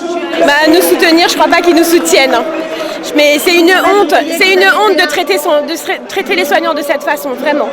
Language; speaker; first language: French; native; French